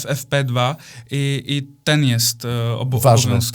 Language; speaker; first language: Polish; non-native, fluent; Czech